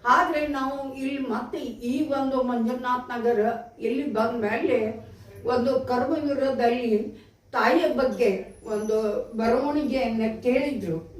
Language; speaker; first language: Kannada; native; Kannada